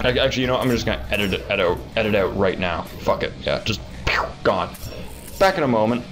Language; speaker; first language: English; native; English